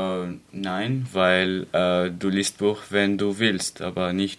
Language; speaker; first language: German; non-native, learner; Arabic